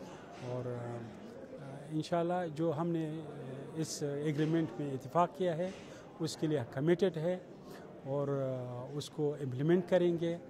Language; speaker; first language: Hindi; non-native, fluent; Pashto